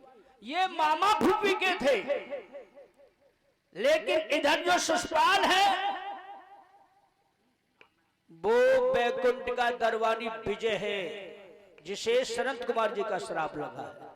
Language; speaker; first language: Hindi; native; Hindi